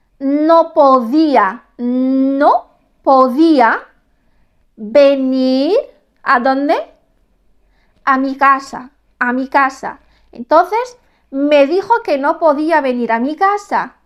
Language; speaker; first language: Spanish; non-native, fluent; Arabic